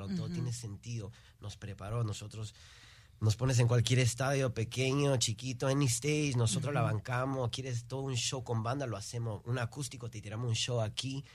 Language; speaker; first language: Spanish; early bilingual, heritage; Spanish